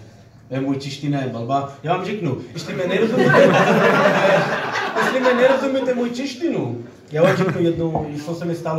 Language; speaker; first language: Czech; non-native, learner; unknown